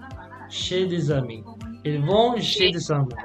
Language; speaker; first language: French; non-native, fluent; Spanish